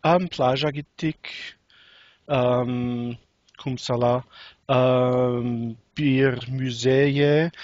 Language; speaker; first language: Turkish; non-native, learner; English